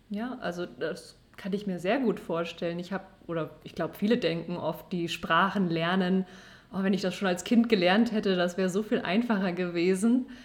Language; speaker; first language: German; native; German